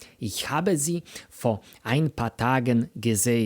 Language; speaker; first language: German; non-native, fluent; Polish